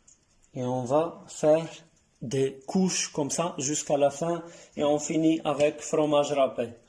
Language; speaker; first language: French; non-native, learner; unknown